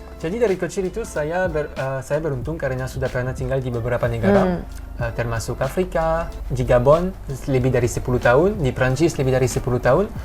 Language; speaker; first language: Indonesian; non-native, fluent; French